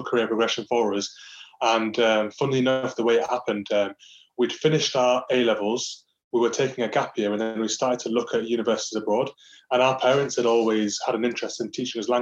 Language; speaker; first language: English; native; English